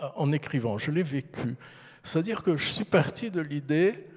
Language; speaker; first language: French; early bilingual, heritage; French